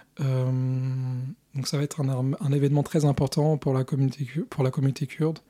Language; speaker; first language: French; early bilingual, other home language; Kurdish